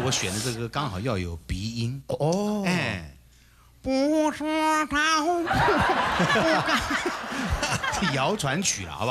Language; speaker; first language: Chinese; native; Chinese